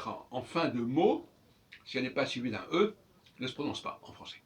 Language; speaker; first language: French; native; French